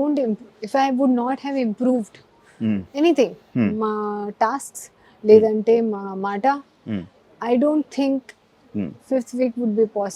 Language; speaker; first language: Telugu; non-native, local second language; Hindi